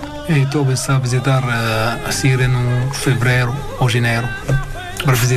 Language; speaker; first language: Portuguese; non-native, learner; Arabic